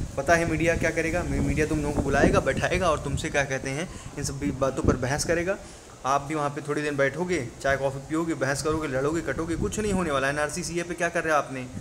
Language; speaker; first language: Hindi; native; Hindi